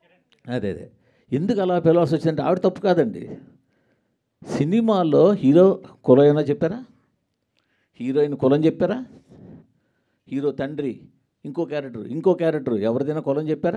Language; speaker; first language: Telugu; native; Telugu